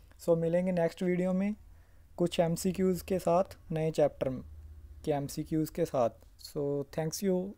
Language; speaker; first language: Hindi; non-native, local second language; Punjabi